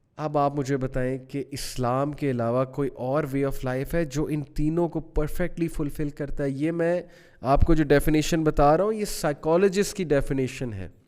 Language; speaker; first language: Urdu; native; Urdu